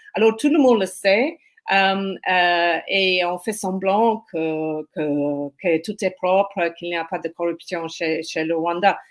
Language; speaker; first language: French; non-native, fluent; English